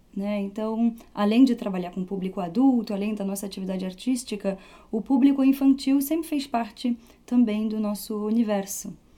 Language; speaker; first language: Portuguese; early bilingual, heritage; Portuguese